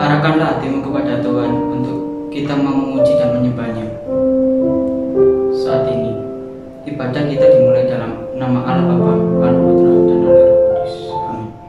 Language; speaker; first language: Indonesian; native; Indonesian